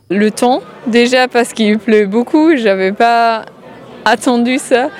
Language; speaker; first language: French; non-native, fluent; German